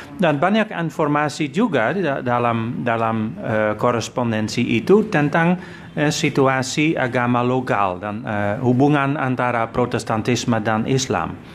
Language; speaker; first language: Indonesian; non-native, fluent; Dutch